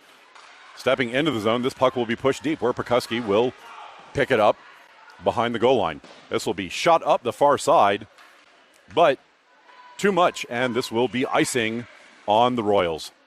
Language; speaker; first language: English; native; English